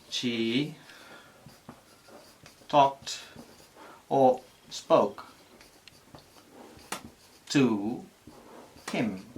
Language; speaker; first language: English; non-native, fluent; Spanish